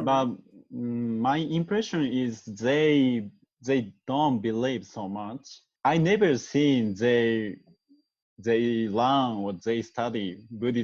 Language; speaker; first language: English; non-native, learner; Japanese